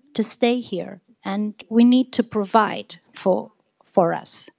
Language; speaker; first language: English; non-native, fluent; Portuguese